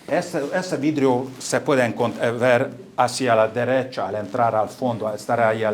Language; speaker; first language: Spanish; non-native, fluent; Hungarian